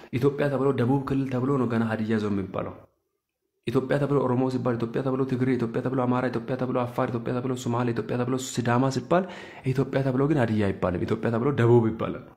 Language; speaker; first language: Amharic; non-native, local second language; Hadiyya